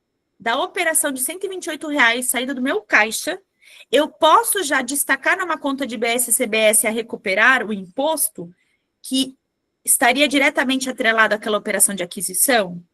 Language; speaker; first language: Portuguese; native; Portuguese